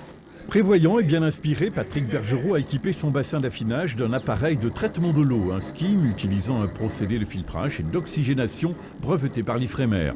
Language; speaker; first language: French; native; French